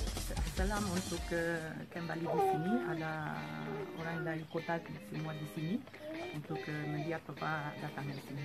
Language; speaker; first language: Indonesian; non-native, learner; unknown